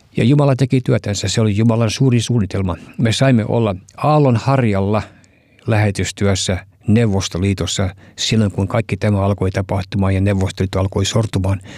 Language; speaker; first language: Finnish; early bilingual, heritage; Finnish